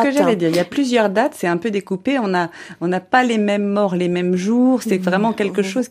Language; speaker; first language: French; native; French